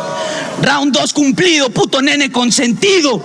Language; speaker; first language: Spanish; native; Spanish